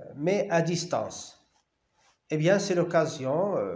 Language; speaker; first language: French; non-native, local second language; Arabic